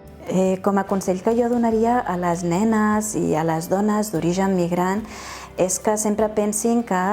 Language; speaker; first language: Catalan; early bilingual, other home language; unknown